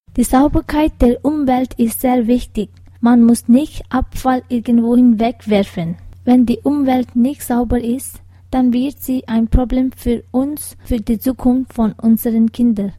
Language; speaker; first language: German; non-native, fluent; Tibetan